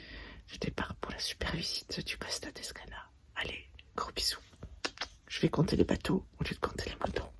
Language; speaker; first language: French; native; French